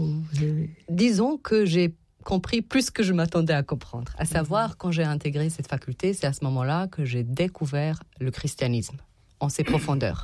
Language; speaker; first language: French; non-native, fluent; Serbian